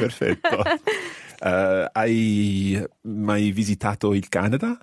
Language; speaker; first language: Italian; non-native, fluent; English